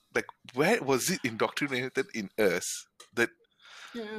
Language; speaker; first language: English; non-native, local second language; Tamil